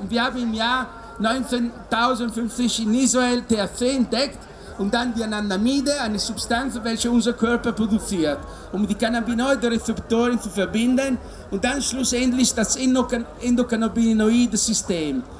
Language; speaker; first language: German; non-native, fluent; Italian